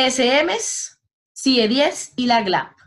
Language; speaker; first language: Spanish; native; Spanish